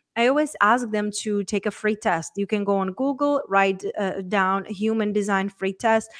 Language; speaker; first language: English; non-native, fluent; Czech